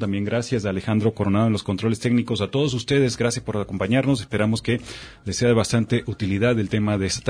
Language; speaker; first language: Spanish; native; Spanish